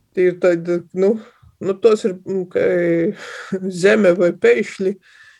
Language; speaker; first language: Latvian; non-native, local second language; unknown